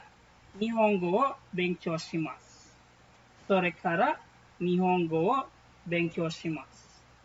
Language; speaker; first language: Japanese; non-native, fluent; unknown